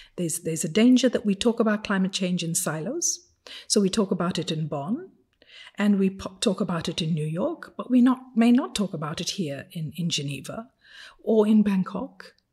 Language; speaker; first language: English; non-native, fluent; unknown